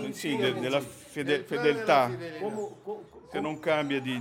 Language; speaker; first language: Italian; non-native, fluent; Portuguese